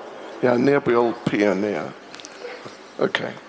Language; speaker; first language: Russian; non-native, learner; English